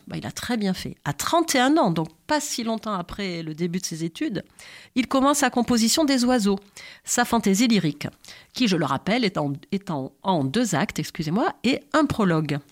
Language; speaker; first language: French; native; French